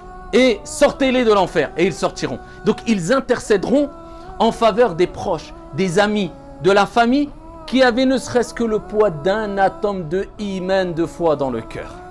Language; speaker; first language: French; native; French